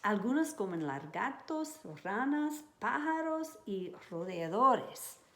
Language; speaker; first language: Spanish; non-native, learner; English